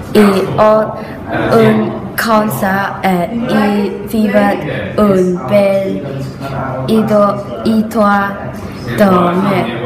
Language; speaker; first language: French; non-native, learner; Cantonese